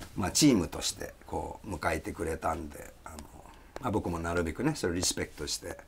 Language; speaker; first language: Japanese; early bilingual, heritage; Danish